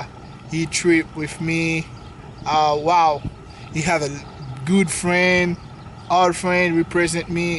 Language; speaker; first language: English; non-native, learner; Haitian Creole